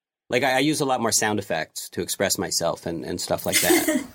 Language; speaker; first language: English; native; English